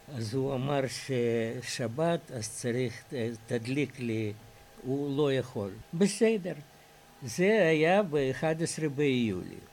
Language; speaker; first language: Hebrew; non-native, fluent; Russian